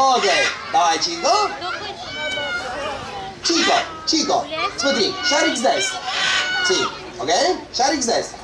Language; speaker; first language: Russian; non-native, learner; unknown